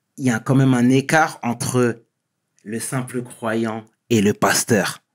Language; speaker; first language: French; native; French